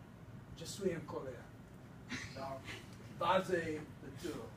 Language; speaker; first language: French; non-native, learner; English